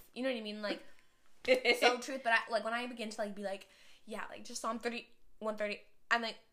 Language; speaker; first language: English; native; English